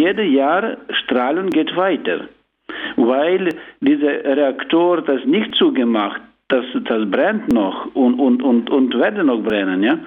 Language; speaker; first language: German; non-native, learner; Ukrainian